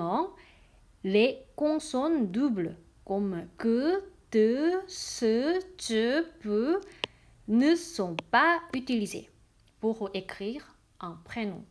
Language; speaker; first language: French; non-native, fluent; Korean